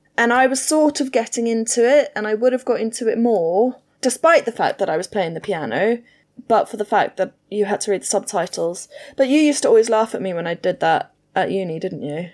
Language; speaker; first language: English; native; English